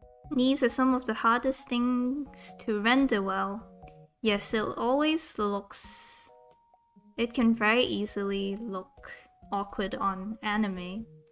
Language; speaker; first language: English; non-native, local second language; Cantonese